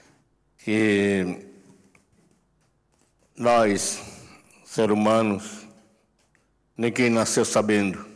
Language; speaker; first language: Portuguese; non-native, local second language; Yanomámi